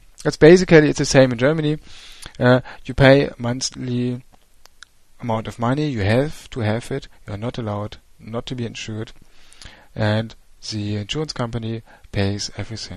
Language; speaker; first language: English; non-native, fluent; German